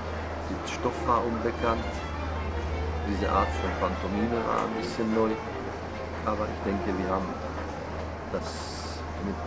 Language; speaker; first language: German; non-native, fluent; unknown